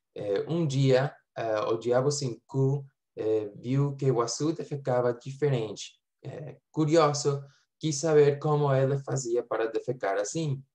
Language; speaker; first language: Portuguese; non-native, fluent; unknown